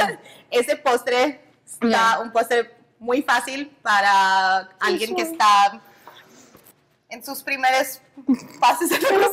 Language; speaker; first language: Spanish; early bilingual, heritage; Spanish